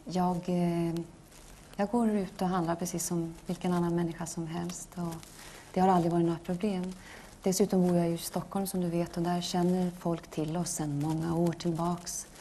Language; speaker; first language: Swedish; early bilingual, other home language; Norwegian